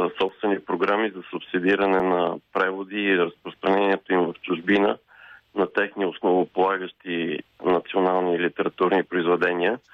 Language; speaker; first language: Bulgarian; native; Bulgarian